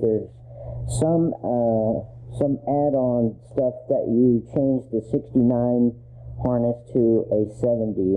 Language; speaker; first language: English; native; English